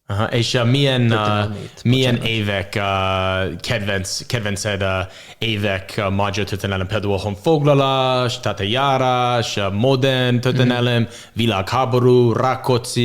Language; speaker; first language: Hungarian; non-native, learner; English